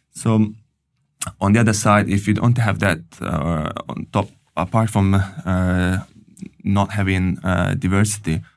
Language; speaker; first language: English; non-native, fluent; Italian